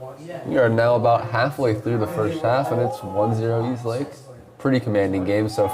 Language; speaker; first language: English; native; English